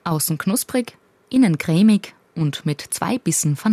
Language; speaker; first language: German; native; German